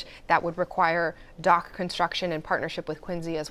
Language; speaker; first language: English; native; English